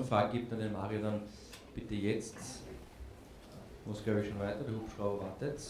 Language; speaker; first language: German; native; German